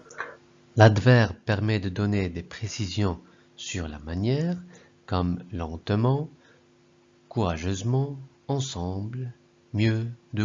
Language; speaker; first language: French; non-native, local second language; Arabic